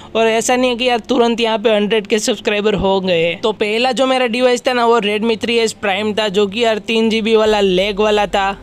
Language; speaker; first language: Hindi; non-native, local second language; Gujarati